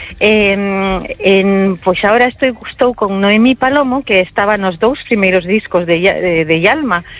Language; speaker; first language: Galician; early bilingual, heritage; Galician